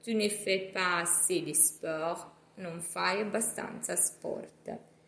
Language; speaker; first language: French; non-native, fluent; Italian